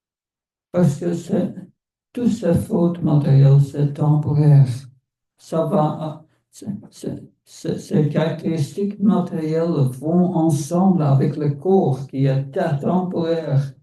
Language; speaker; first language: French; non-native, fluent; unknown